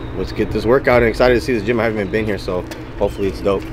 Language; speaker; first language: English; native; English